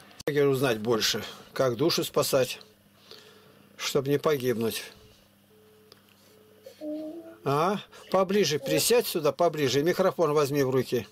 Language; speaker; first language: Russian; native; Russian